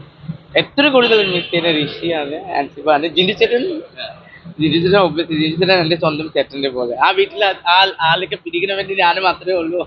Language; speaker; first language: Malayalam; non-native, learner; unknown